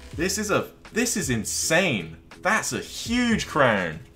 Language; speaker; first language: English; native; English